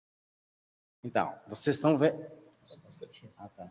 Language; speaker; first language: Portuguese; native; Portuguese